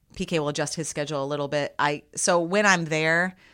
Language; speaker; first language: English; native; English